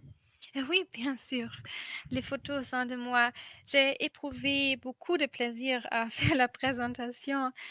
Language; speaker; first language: French; non-native, fluent; German